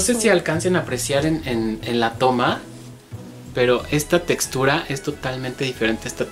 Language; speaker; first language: Spanish; native; Spanish